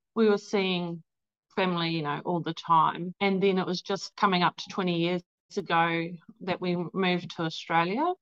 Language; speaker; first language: English; native; English